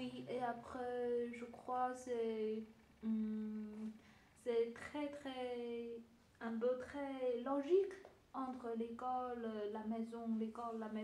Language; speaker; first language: French; non-native, learner; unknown